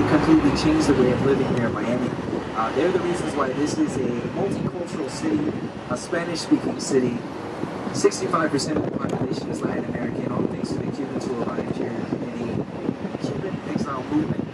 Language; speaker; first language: English; early bilingual, other home language; Spanish